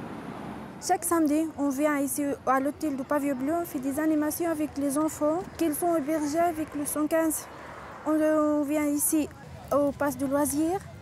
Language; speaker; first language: French; non-native, fluent; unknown